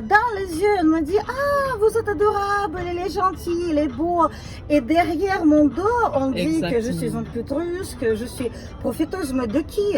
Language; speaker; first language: French; non-native, fluent; Russian